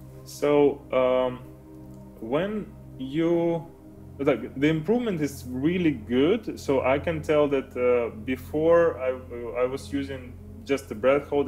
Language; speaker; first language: English; non-native, fluent; Ukrainian